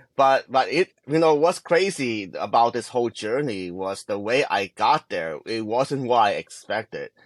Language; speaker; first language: English; non-native, local second language; Cantonese